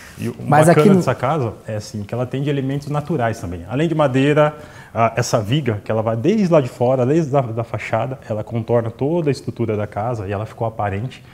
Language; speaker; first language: Portuguese; native; Portuguese